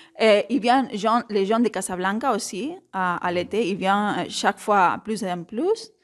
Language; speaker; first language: French; non-native, fluent; Spanish